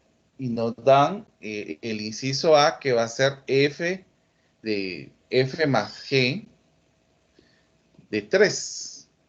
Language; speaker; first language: Spanish; native; Spanish